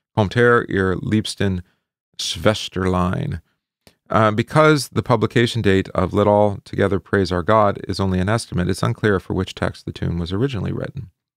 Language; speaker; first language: English; native; English